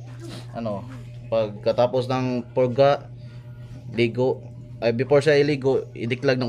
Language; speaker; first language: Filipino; non-native, local second language; Cebuano